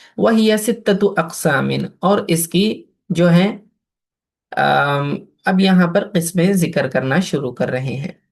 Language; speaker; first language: Urdu; native; Urdu